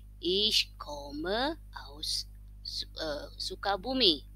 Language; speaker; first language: German; non-native, fluent; Indonesian